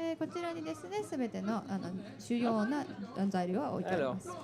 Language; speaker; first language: Japanese; native; Japanese